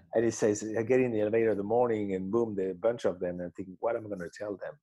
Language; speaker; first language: English; non-native, fluent; French